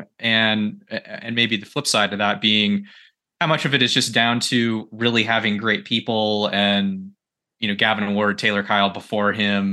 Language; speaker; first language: English; native; English